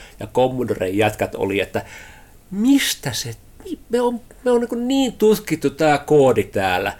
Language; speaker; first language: Finnish; early bilingual, heritage; Finnish